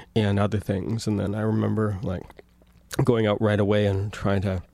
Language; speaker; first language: English; native; English